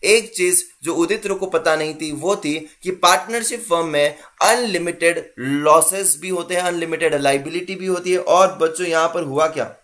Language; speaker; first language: Hindi; non-native, local second language; Marathi